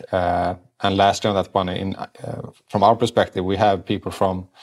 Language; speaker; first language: English; non-native, fluent; Swedish